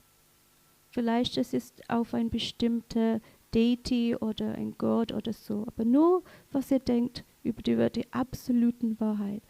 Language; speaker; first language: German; non-native, learner; English